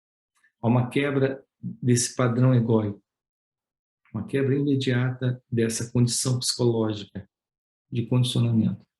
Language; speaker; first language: Portuguese; native; Portuguese